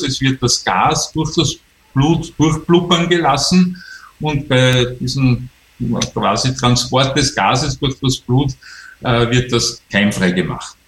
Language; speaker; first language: German; native; German